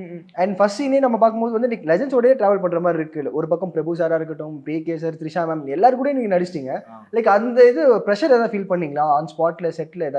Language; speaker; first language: Tamil; native; Tamil